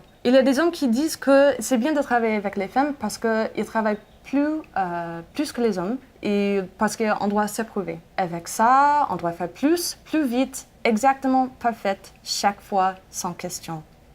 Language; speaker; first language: French; non-native, fluent; English